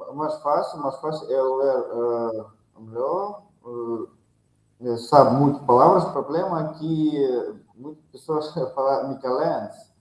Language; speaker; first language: Portuguese; non-native, learner; Russian